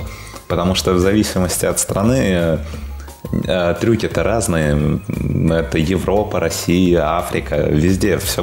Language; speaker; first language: Russian; native; Russian